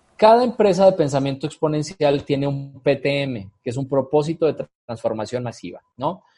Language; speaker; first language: Spanish; native; Spanish